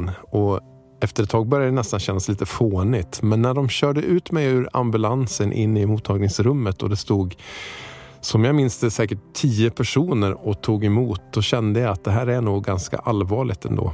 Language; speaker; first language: Swedish; native; Swedish